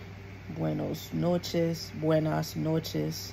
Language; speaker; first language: Spanish; non-native, learner; English